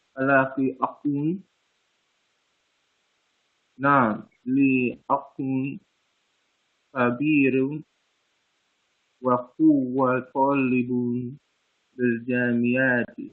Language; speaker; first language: Arabic; non-native, learner; English